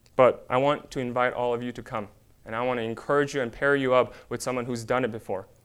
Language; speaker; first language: English; early bilingual, other home language; Korean